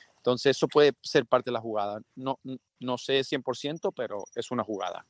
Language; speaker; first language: Spanish; early bilingual, heritage; Spanish